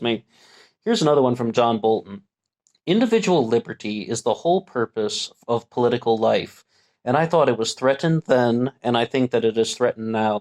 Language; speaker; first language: English; native; English